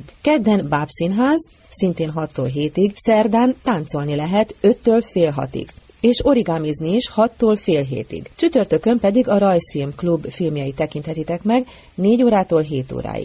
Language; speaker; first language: Hungarian; native; Hungarian